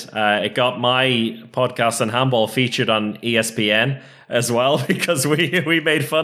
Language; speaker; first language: English; native; English